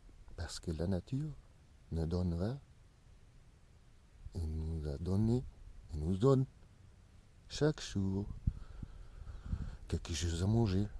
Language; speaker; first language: French; non-native, learner; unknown